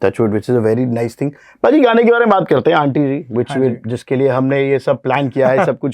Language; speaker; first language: Hindi; native; Hindi